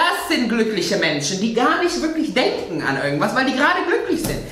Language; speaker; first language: German; native; German